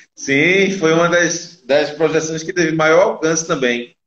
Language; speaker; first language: Portuguese; native; Portuguese